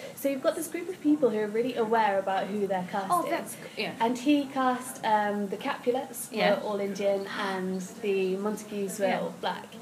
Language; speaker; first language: English; native; English